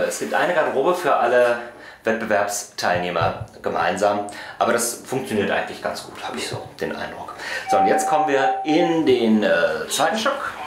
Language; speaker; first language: German; native; German